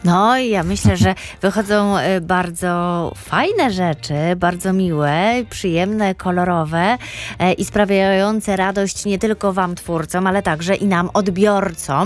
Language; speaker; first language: Polish; native; Polish